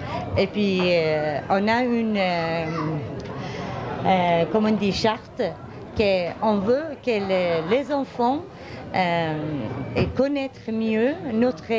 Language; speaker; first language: French; non-native, fluent; Persian